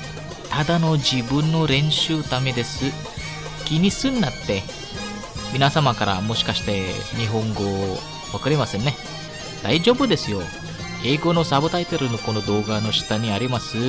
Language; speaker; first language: Japanese; non-native, learner; Filipino